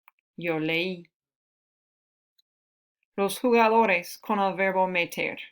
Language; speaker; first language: Spanish; non-native, fluent; English